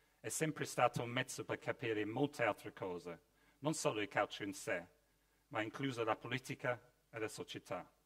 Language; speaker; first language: Italian; non-native, fluent; English